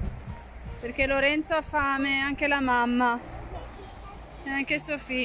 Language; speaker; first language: Italian; native; Italian